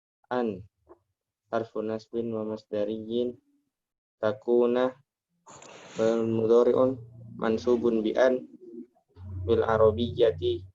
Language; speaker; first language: Arabic; non-native, learner; Indonesian